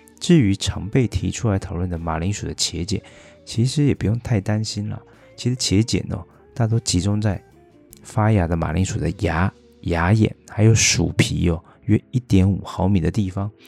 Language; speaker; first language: Chinese; native; Chinese